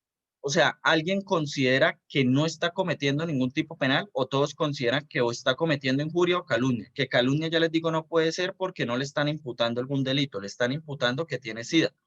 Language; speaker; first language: Spanish; native; Spanish